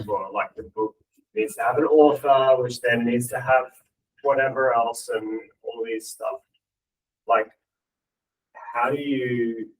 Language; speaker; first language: English; native; English